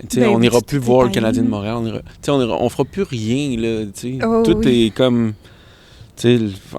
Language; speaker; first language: French; native; French